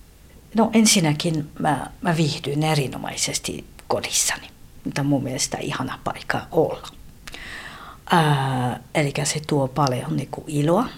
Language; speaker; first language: Finnish; non-native, fluent; French